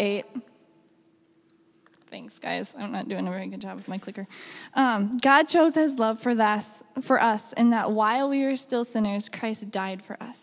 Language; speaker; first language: English; native; English